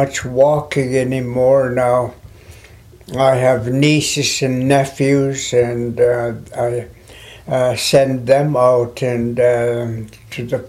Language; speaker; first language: English; non-native, local second language; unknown